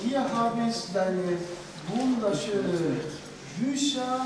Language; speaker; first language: German; non-native, fluent; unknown